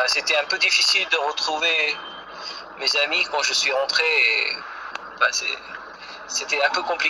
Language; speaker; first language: French; non-native, fluent; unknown